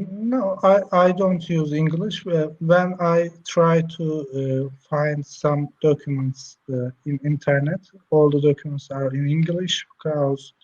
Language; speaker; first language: English; non-native, learner; Turkish